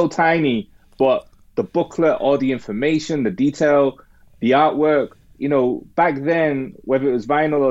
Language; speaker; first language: English; native; English